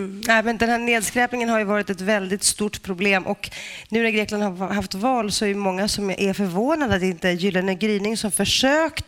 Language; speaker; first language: Swedish; native; Swedish